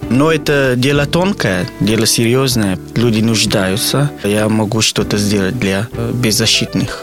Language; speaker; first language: Russian; non-native, fluent; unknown